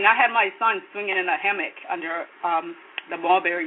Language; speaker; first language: English; non-native, local second language; Kikuyu